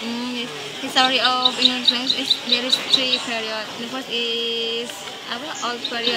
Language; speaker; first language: English; non-native, learner; Indonesian